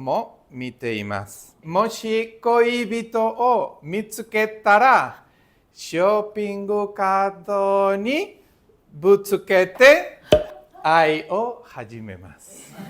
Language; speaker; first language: Japanese; non-native, learner; Spanish